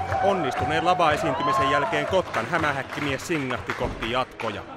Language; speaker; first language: Finnish; native; Finnish